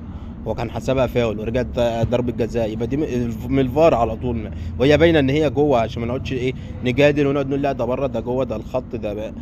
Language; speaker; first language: Arabic; native; Arabic